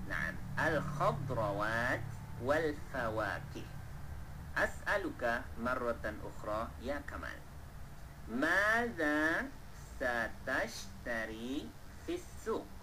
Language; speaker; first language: Arabic; non-native, fluent; Malay